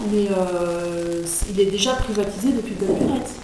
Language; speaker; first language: French; native; French